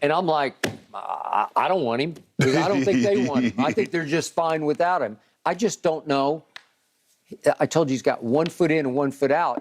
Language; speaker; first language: English; native; English